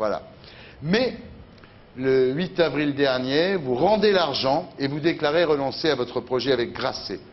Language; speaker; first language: French; native; French